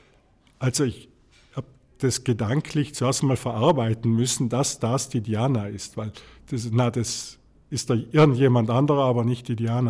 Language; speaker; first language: German; native; German